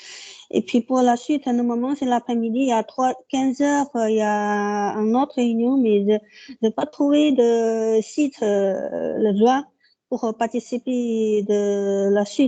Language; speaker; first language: French; non-native, learner; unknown